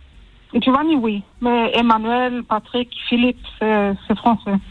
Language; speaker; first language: French; early bilingual, heritage; French